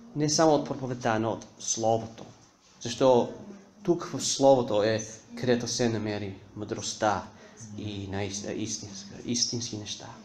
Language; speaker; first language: Bulgarian; non-native, fluent; English